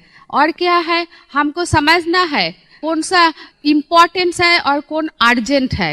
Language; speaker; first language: Hindi; non-native, local second language; Bangla